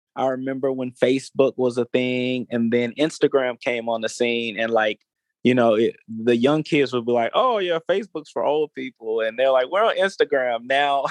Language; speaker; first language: English; native; English